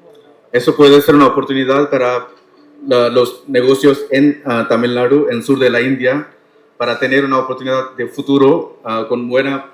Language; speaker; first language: Spanish; non-native, learner; Tamil